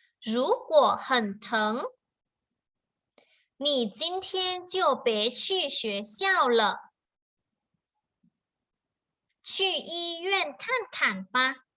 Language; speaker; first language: Chinese; non-native, fluent; Thai